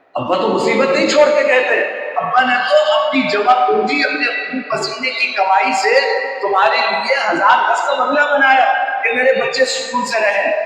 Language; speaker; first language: Urdu; native; Urdu